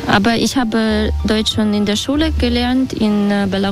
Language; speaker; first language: German; non-native, fluent; Russian